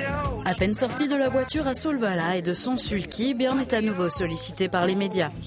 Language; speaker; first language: French; native; French